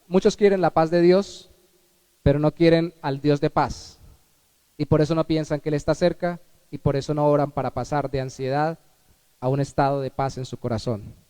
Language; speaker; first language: Spanish; native; Spanish